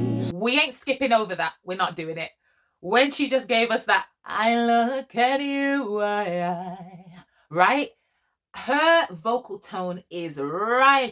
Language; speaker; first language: English; native; English